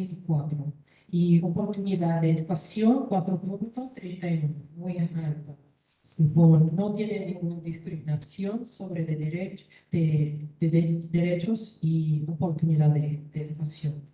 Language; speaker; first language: Spanish; non-native, learner; Korean